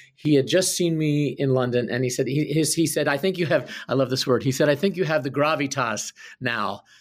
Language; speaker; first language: English; native; English